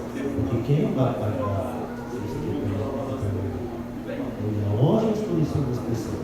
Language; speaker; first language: Portuguese; non-native, fluent; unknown